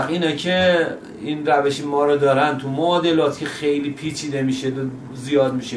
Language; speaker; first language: Persian; native; Persian